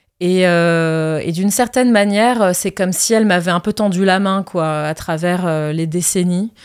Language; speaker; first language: French; early bilingual, other home language; Arabic